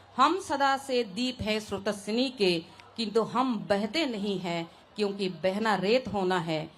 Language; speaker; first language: Hindi; non-native, local second language; Assamese